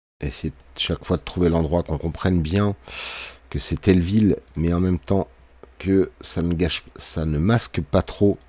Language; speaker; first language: French; native; French